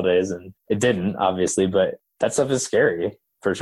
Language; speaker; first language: English; native; English